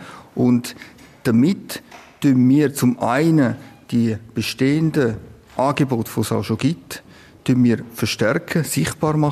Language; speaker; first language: German; native; German